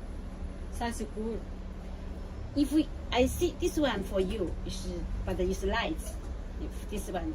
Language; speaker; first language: English; non-native, learner; Cantonese